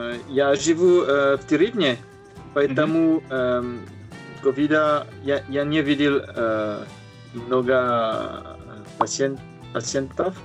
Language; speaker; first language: Russian; non-native, learner; French